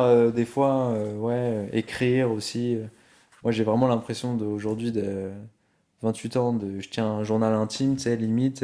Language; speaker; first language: French; native; French